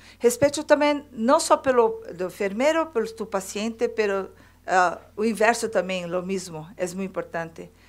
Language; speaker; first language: Portuguese; native; Portuguese